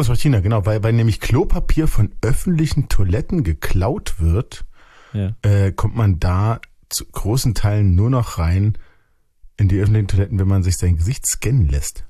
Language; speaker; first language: German; native; German